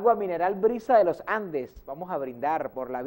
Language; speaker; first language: Spanish; native; Spanish